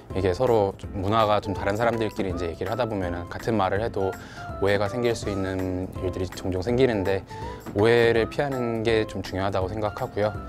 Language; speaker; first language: Korean; early bilingual, heritage; Korean